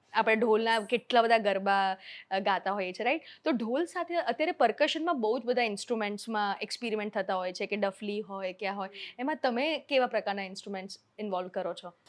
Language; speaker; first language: Gujarati; native; Gujarati